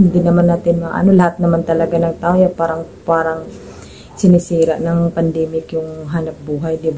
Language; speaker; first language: Filipino; native; Filipino